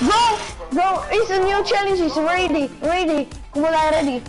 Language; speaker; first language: English; non-native, learner; Slovak